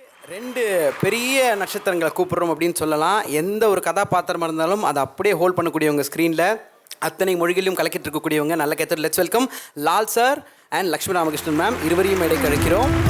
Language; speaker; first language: Tamil; native; Tamil